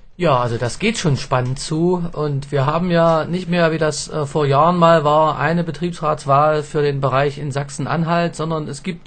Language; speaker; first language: German; native; German